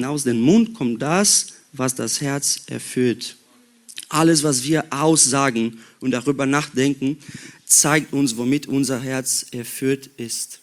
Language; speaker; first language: German; non-native, learner; Portuguese